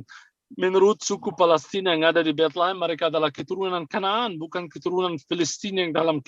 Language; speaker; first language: Indonesian; non-native, fluent; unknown